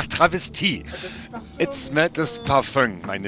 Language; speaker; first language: German; native; German